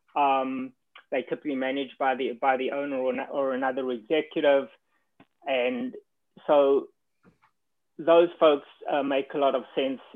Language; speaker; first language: English; native; English